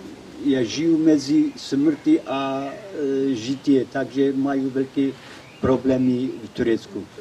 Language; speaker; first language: Czech; non-native, learner; Kurdish